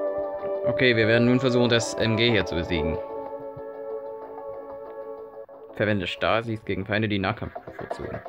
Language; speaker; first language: German; native; German